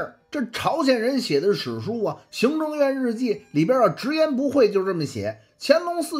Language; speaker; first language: Chinese; native; Chinese